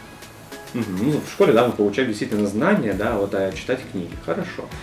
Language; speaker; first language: Russian; native; Russian